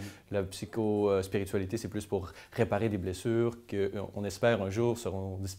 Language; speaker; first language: French; native; French